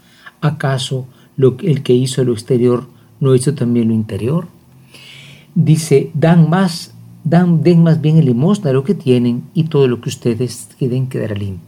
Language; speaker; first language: Spanish; native; Spanish